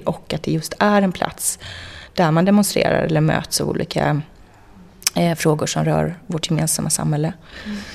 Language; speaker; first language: Swedish; native; Swedish